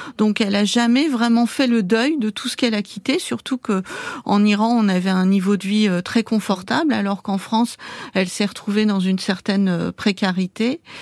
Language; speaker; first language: French; early bilingual, other home language; Armenian